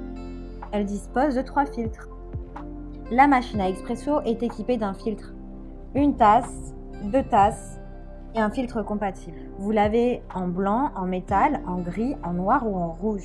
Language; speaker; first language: French; native; French